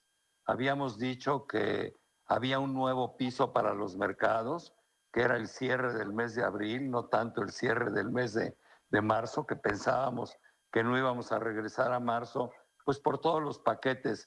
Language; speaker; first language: Spanish; native; Spanish